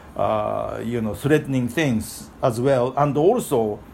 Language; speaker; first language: English; non-native, fluent; Japanese